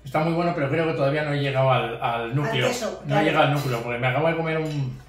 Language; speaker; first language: Spanish; native; Spanish